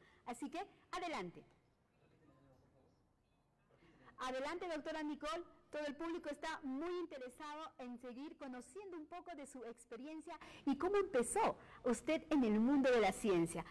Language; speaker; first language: Spanish; native; Spanish